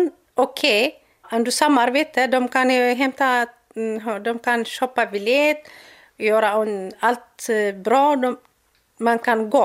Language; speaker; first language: Swedish; non-native, learner; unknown